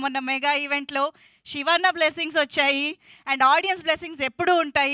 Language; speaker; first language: Telugu; native; Telugu